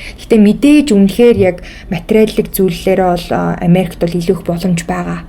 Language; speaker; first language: Mongolian; early bilingual, heritage; Mongolian